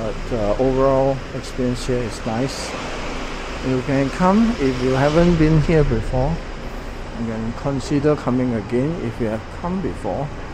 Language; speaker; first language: English; non-native, local second language; Chinese